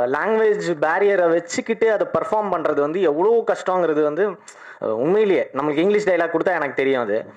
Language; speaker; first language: Tamil; native; Tamil